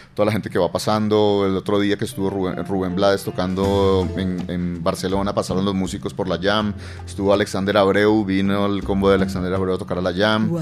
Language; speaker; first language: Spanish; native; Spanish